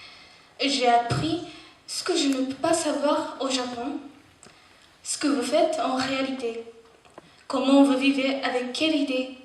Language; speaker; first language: French; non-native, fluent; Japanese